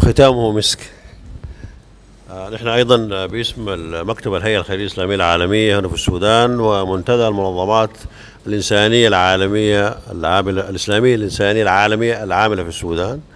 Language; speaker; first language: Arabic; native; Arabic